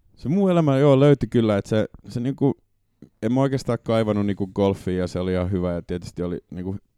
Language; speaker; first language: Finnish; native; Finnish